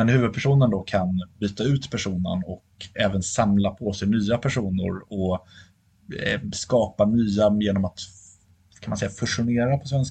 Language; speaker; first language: Swedish; native; Swedish